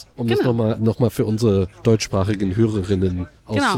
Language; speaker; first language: German; native; German